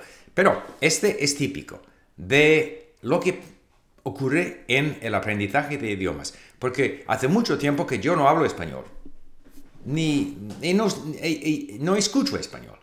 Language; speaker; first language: Spanish; non-native, fluent; English